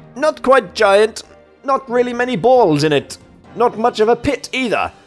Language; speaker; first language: English; native; English